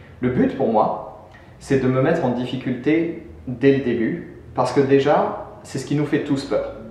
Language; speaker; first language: French; native; French